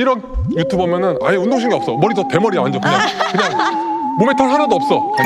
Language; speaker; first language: Korean; native; Korean